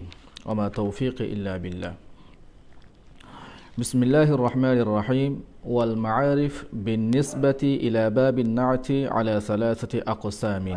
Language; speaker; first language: Arabic; non-native, fluent; Malay